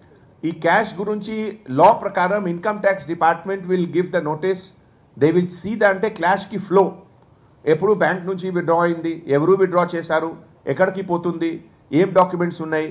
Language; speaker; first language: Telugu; non-native, fluent; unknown